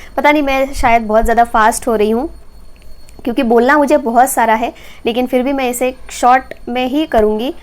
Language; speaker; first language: Hindi; non-native, local second language; Marathi